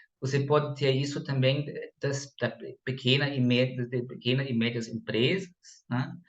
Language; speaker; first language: Portuguese; non-native, fluent; German